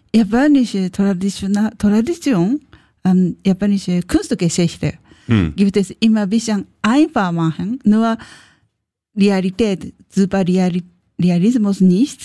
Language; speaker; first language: German; non-native, learner; Japanese